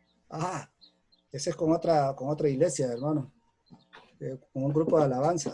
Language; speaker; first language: Spanish; native; Spanish